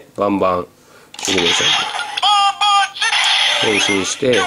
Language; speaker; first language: Japanese; native; Japanese